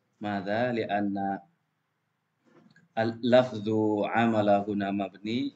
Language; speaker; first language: Arabic; non-native, fluent; Indonesian